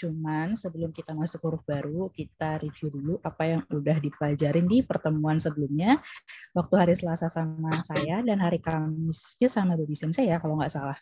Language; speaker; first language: Indonesian; native; Indonesian